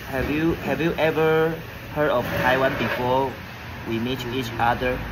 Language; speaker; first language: English; non-native, learner; Chinese